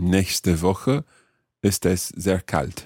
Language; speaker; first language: German; non-native, learner; English